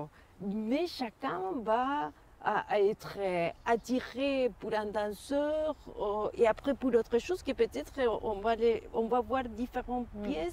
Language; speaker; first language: French; non-native, fluent; Spanish